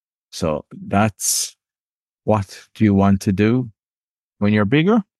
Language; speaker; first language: English; native; English